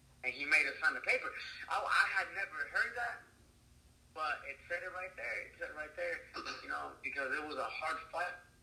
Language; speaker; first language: English; early bilingual, other home language; Spanish